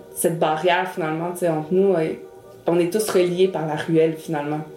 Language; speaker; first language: French; early bilingual, other home language; Spanish